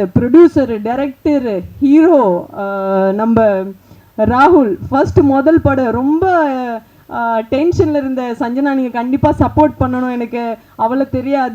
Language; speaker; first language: Tamil; non-native, learner; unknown